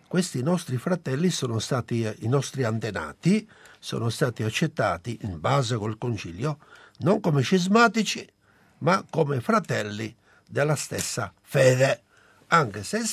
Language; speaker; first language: Italian; non-native, local second language; Albanian